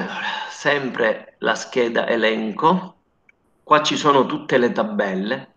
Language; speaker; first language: Italian; native; Italian